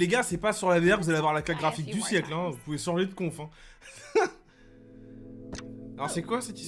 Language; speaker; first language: French; native; French